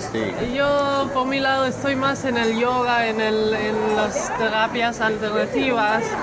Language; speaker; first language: Spanish; non-native, fluent; Dutch